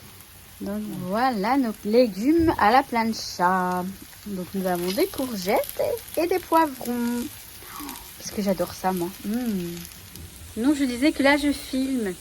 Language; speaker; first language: French; native; French